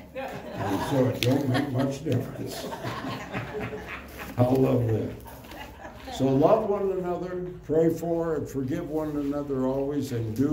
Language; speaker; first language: English; native; English